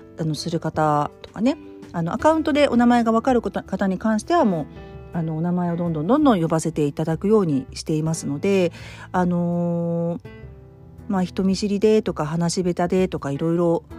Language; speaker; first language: Japanese; native; Japanese